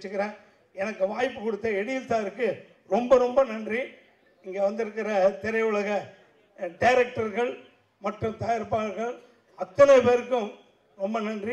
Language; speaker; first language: Tamil; native; Tamil